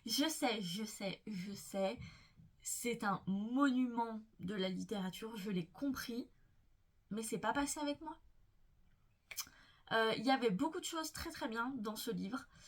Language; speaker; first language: French; native; French